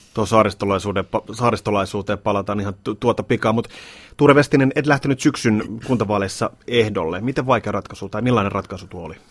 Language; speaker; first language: Finnish; native; Finnish